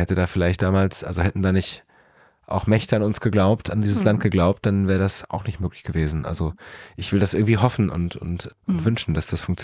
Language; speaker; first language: German; native; German